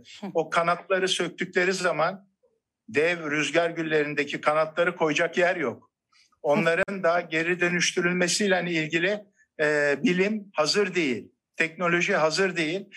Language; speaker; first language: Turkish; native; Turkish